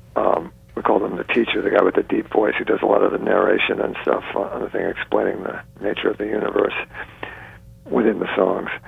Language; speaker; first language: English; native; English